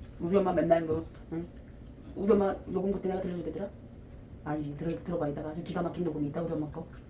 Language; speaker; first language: Korean; native; Korean